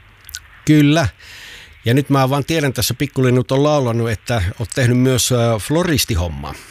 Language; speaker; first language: Finnish; native; Finnish